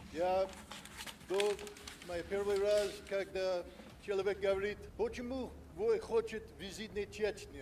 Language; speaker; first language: Russian; non-native, learner; English